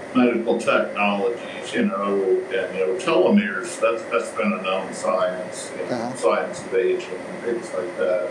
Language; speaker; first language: English; native; English